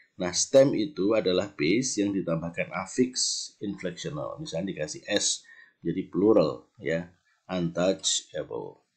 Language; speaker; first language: Indonesian; native; Indonesian